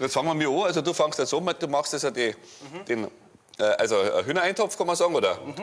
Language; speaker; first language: German; native; German